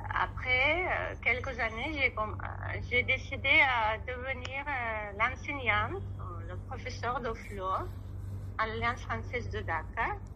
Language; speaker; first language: French; non-native, fluent; Russian